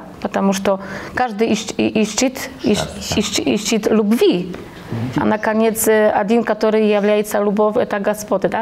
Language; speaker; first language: Russian; non-native, fluent; Polish